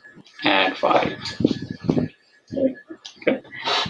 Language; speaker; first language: English; non-native, fluent; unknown